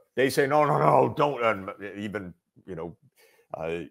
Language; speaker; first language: English; native; English